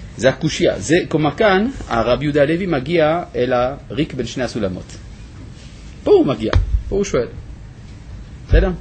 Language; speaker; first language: Hebrew; non-native, fluent; French